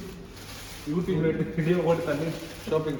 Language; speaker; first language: Hindi; non-native, local second language; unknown